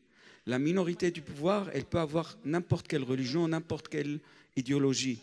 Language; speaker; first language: French; non-native, fluent; Arabic